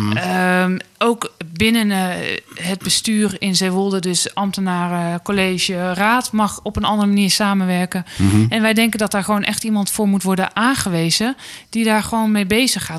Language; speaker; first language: Dutch; native; Dutch